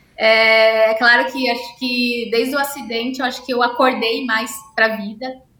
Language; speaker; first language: Portuguese; native; Portuguese